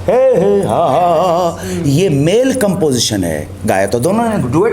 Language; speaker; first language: Hindi; native; Hindi